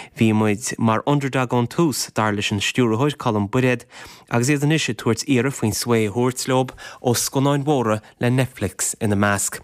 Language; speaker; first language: Irish; native; Irish